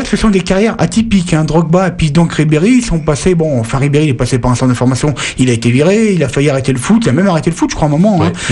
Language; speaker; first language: French; native; French